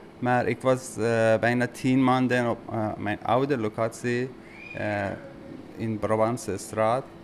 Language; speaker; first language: Dutch; non-native, learner; Persian